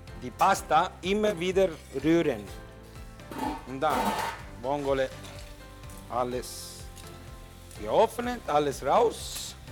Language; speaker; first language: German; non-native, learner; Italian